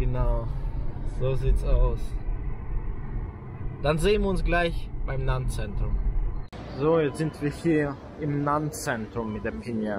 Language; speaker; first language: German; native; German